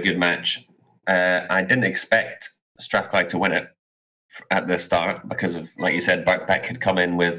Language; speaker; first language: English; native; English